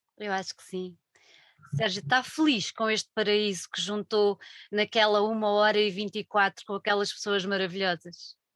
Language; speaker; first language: Portuguese; native; Portuguese